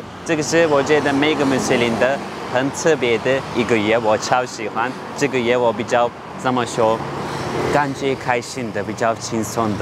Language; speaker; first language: Chinese; non-native, fluent; Turkish